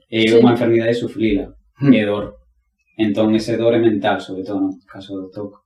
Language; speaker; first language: Galician; non-native, local second language; Spanish